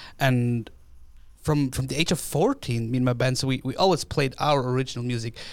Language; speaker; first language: English; non-native, fluent; German